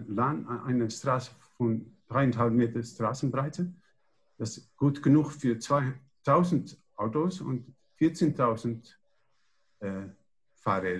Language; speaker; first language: German; non-native, learner; Dutch